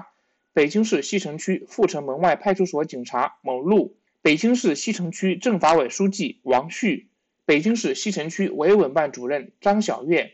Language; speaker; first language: Chinese; native; Chinese